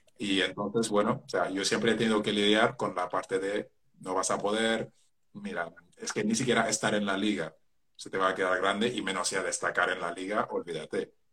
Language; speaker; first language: Spanish; non-native, fluent; Wolof